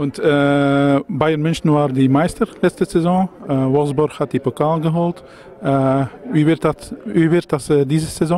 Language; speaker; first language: German; non-native, fluent; Dutch